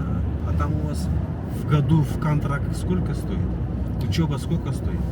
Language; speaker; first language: Russian; non-native, local second language; Uzbek